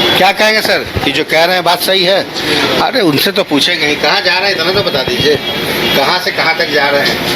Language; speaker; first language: Hindi; native; Hindi